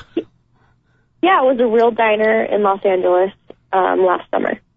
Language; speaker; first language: English; native; English